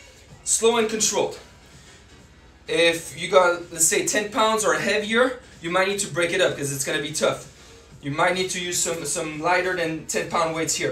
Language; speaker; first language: English; native; English